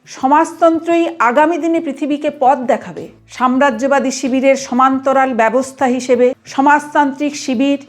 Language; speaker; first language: Bangla; native; Bangla